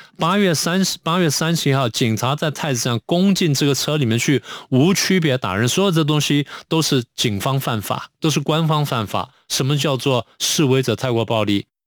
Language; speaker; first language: Chinese; native; Chinese